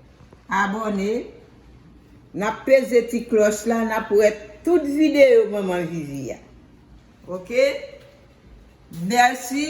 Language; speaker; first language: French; non-native, learner; Haitian Creole